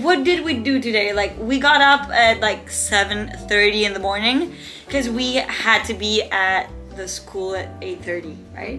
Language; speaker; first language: English; non-native, fluent; Spanish